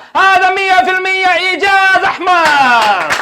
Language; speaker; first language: Arabic; non-native, learner; Punjabi